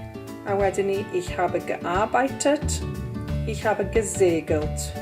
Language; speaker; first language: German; non-native, learner; Welsh